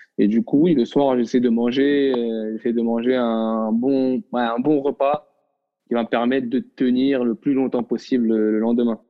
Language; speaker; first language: French; non-native, local second language; Arabic